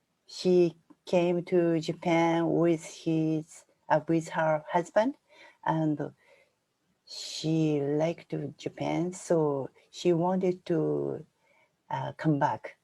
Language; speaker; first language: English; non-native, fluent; Japanese